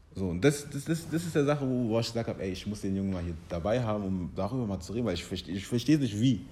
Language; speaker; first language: German; early bilingual, other home language; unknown